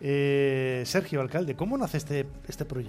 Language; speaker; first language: Spanish; native; Spanish